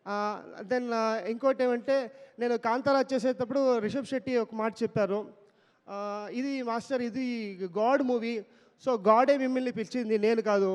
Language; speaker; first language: Telugu; non-native, learner; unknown